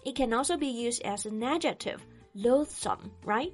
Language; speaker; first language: English; non-native, fluent; Chinese